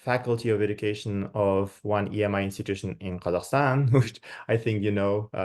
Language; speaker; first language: English; non-native, fluent; Kazakh